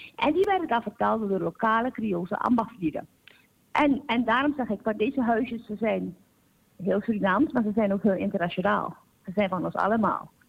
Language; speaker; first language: Dutch; native; Dutch